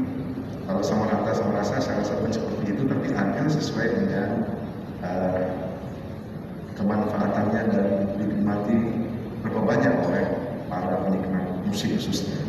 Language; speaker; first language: Indonesian; native; Indonesian